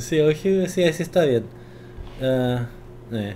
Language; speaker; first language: Spanish; non-native, fluent; Korean